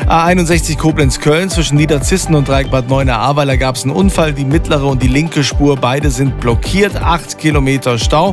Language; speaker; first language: German; native; German